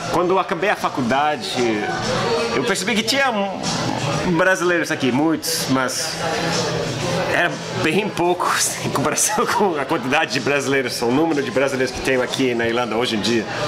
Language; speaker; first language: Portuguese; non-native, fluent; English